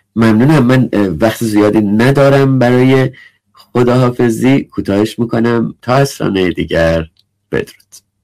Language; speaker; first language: Persian; native; Persian